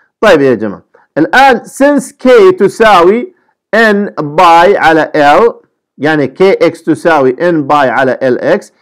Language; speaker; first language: Arabic; native; Arabic